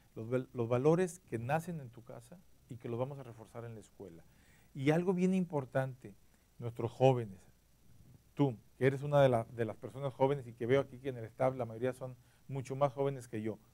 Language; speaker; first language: Spanish; native; Spanish